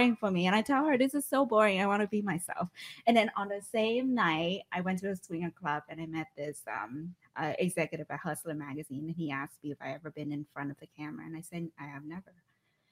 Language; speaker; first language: English; non-native, fluent; Vietnamese